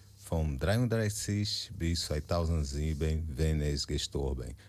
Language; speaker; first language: German; non-native, learner; Portuguese